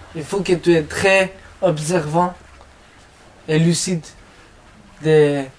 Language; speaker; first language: French; non-native, learner; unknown